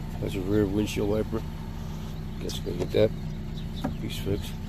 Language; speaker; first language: English; native; English